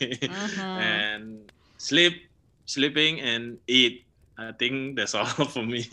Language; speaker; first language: English; non-native, learner; Indonesian